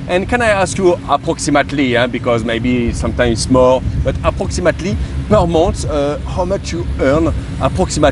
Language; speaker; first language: English; non-native, learner; French